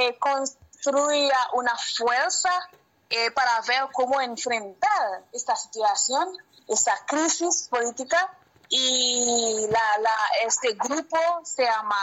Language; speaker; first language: Spanish; non-native, learner; Haitian Creole